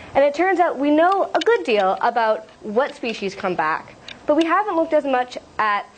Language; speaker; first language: English; native; English